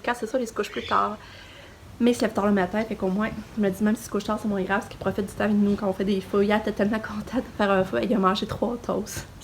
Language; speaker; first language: French; native; French